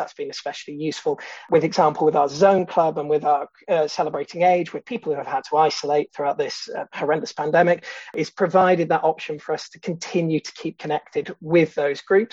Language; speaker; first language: English; native; English